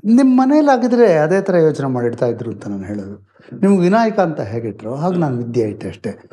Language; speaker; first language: Kannada; native; Kannada